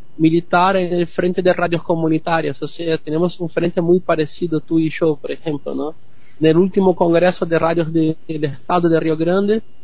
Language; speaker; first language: Spanish; non-native, fluent; Portuguese